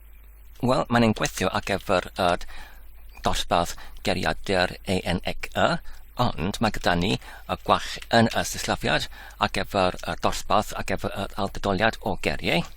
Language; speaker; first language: Welsh; non-native, learner; English